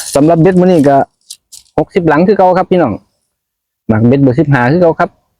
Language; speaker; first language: Thai; non-native, local second language; Northeastern Thai